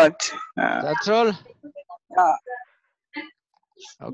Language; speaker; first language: English; non-native, learner; Spanish